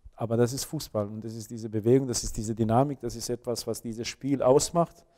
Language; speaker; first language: German; non-native, fluent; Bosnian